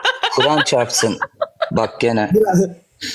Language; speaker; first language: Turkish; native; Turkish